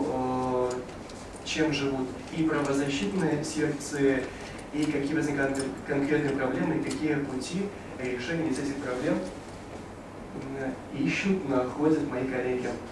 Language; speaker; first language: Russian; native; Russian